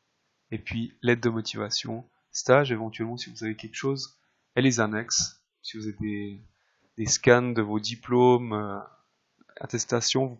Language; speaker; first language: French; native; French